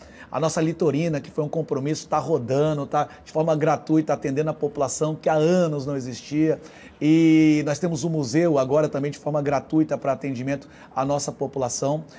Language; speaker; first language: Portuguese; native; Portuguese